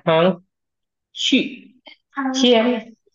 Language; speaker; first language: Chinese; non-native, learner; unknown